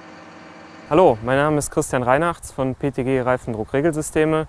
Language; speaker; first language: German; native; German